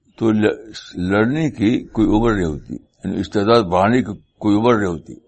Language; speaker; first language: Urdu; native; Urdu